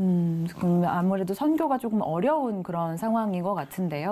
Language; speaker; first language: Korean; native; Korean